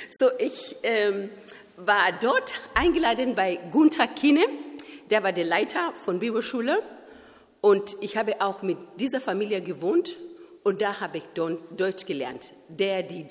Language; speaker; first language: German; non-native, fluent; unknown